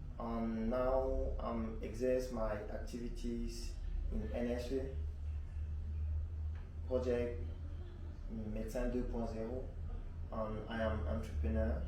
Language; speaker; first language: English; non-native, learner; French